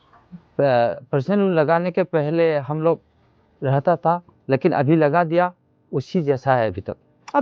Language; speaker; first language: Hindi; non-native, local second language; Manipuri